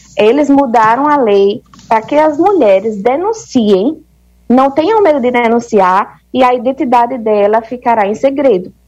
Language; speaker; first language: Portuguese; native; Portuguese